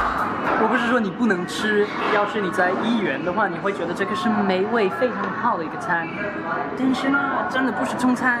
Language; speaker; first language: Chinese; non-native, fluent; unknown